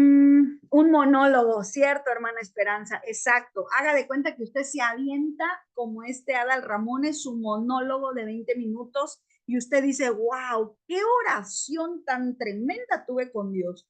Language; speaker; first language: Spanish; native; Spanish